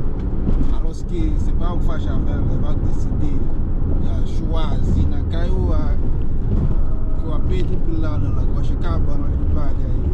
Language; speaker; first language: French; non-native, learner; Haitian Creole